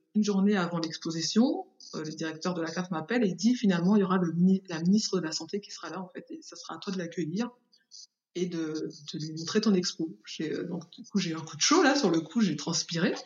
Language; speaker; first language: French; native; French